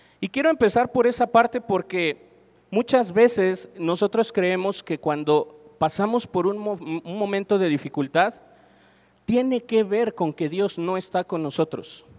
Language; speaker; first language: Spanish; native; Spanish